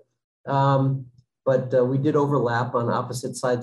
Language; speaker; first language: English; native; English